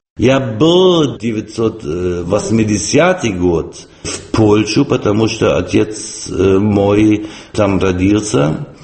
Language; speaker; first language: Russian; non-native, fluent; German